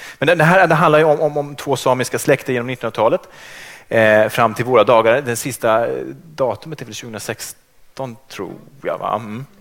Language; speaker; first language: Swedish; native; Swedish